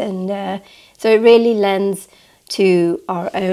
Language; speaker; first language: English; native; English